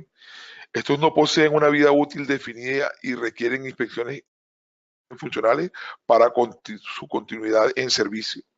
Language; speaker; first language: Spanish; native; Spanish